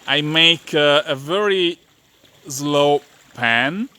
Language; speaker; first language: English; non-native, fluent; Italian